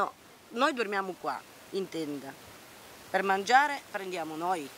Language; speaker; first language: Italian; non-native, learner; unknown